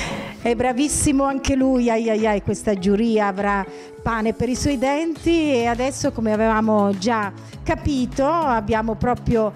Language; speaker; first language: Italian; native; Italian